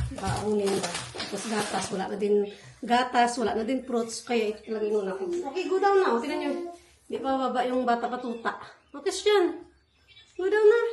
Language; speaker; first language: Filipino; non-native, local second language; Hiligaynon